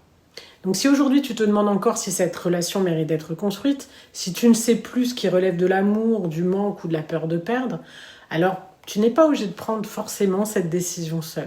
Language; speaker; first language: French; native; French